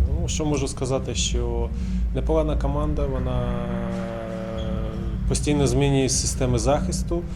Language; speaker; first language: Ukrainian; non-native, local second language; Russian